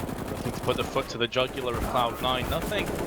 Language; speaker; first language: English; native; English